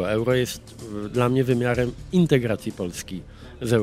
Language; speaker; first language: Polish; native; Polish